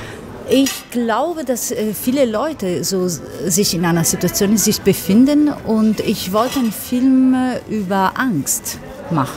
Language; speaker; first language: German; non-native, fluent; Italian